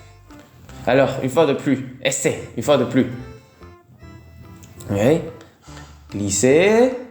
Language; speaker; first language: French; non-native, learner; Vietnamese